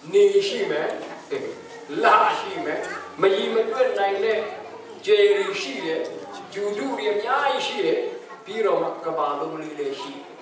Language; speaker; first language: Burmese; non-native, local second language; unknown